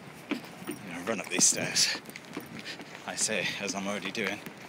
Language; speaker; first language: English; native; English